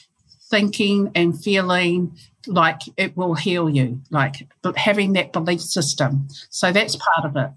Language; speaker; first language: English; native; English